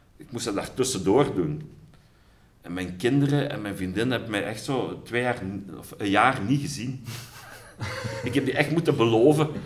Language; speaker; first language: Dutch; native; Dutch